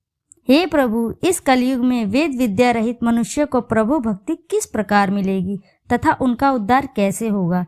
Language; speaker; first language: Hindi; native; Hindi